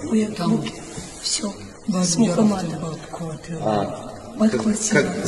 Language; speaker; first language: Russian; non-native, learner; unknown